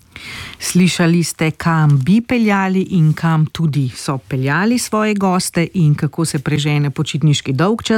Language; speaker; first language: Slovenian; native; Slovenian